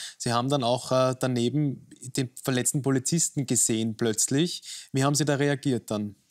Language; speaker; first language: German; native; German